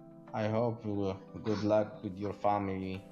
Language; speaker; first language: English; non-native, learner; Arabic